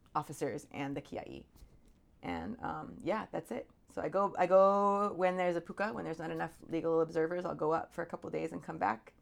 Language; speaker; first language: English; native; English